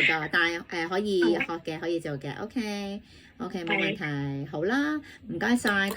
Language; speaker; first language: Cantonese; native; Cantonese